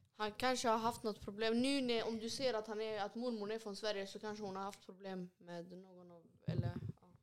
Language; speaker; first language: Swedish; early bilingual, other home language; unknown